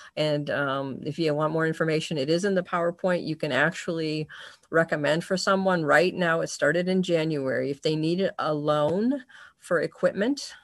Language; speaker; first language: English; native; English